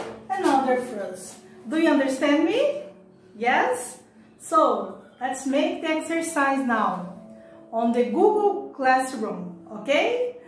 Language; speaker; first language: English; non-native, learner; Portuguese